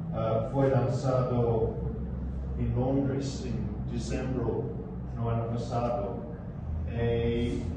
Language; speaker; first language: Portuguese; non-native, fluent; English